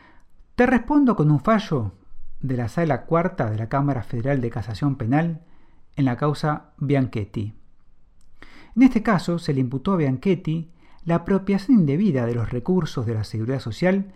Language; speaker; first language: Spanish; native; Spanish